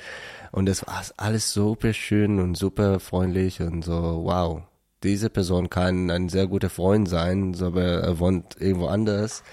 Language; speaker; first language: German; non-native, learner; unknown